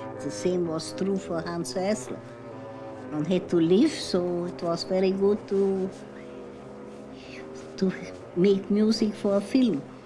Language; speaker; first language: English; non-native, fluent; German